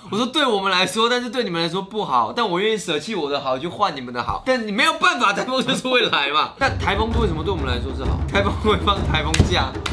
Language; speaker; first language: Chinese; native; Chinese